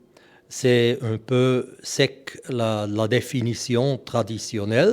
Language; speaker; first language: French; non-native, local second language; German